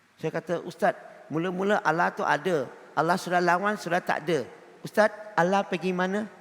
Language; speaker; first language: Malay; non-native, local second language; Chinese